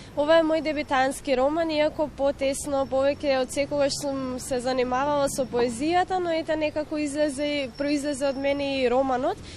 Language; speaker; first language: Macedonian; native; Macedonian